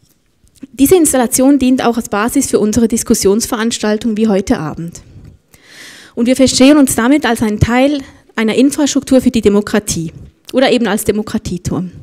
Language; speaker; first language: German; native; German